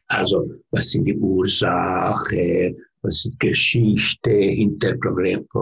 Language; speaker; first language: German; non-native, learner; Finnish